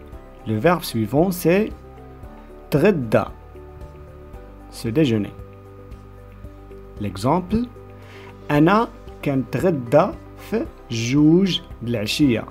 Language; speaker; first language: French; non-native, local second language; Arabic